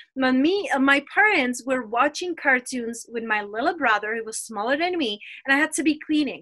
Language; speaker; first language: English; non-native, fluent; Czech